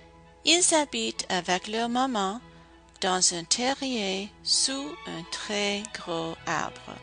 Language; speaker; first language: French; non-native, fluent; English